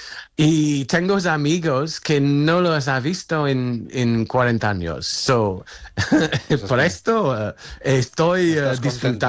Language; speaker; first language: Spanish; non-native, fluent; English